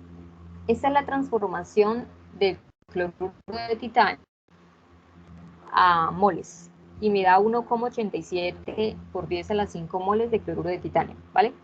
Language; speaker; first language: Spanish; native; Spanish